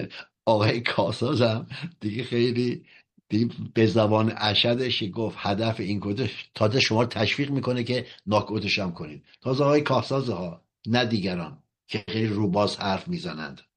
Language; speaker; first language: Persian; native; Persian